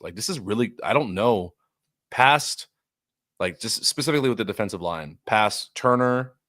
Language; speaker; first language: English; native; English